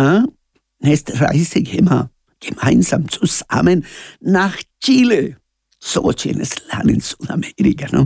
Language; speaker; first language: German; non-native, learner; Spanish